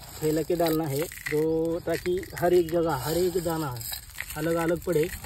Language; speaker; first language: Hindi; non-native, local second language; Marathi